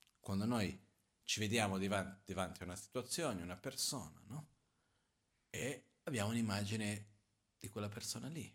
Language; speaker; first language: Italian; non-native, fluent; Portuguese